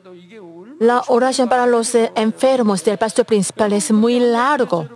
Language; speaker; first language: Spanish; non-native, fluent; Korean